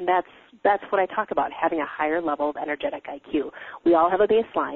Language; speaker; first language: English; native; English